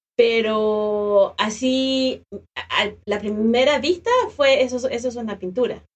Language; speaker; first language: Spanish; native; Spanish